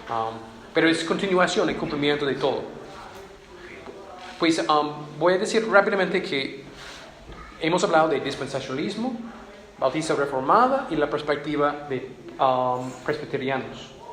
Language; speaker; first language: Spanish; non-native, fluent; English